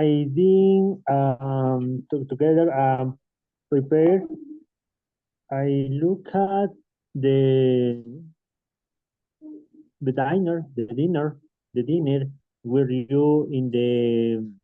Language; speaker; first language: English; non-native, learner; Spanish